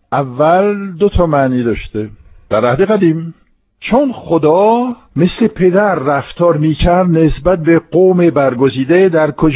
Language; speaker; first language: Persian; non-native, fluent; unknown